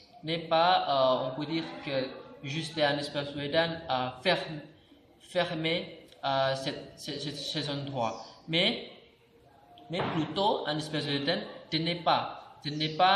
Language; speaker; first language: French; non-native, learner; Indonesian